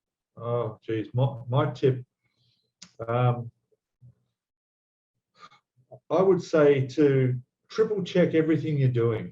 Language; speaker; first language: English; native; English